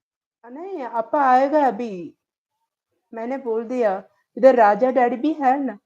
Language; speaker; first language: Hindi; non-native, local second language; Tamil